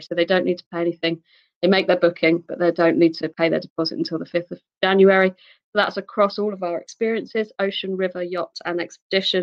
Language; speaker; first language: English; native; English